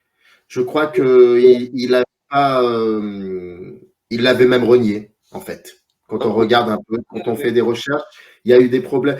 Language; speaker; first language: French; native; French